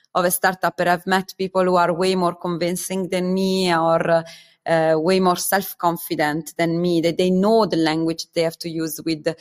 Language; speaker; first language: English; non-native, fluent; Italian